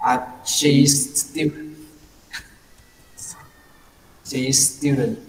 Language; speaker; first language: English; non-native, learner; Vietnamese